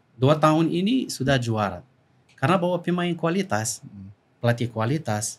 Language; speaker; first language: Indonesian; non-native, fluent; Arabic